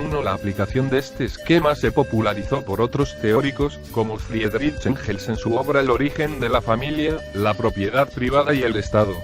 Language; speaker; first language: Spanish; native; Spanish